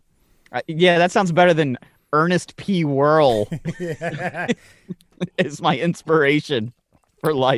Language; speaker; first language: English; native; English